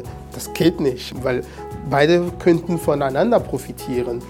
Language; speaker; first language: German; non-native, fluent; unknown